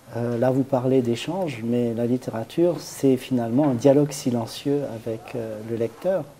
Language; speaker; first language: French; native; French